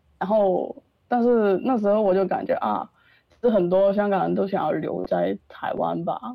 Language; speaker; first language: Chinese; non-native, local second language; Cantonese